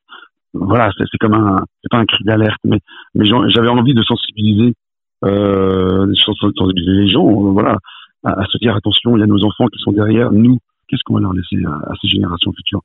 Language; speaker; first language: French; native; French